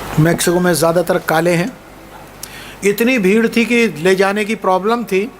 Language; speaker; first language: Hindi; native; Hindi